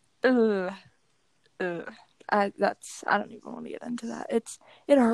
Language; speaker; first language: English; native; English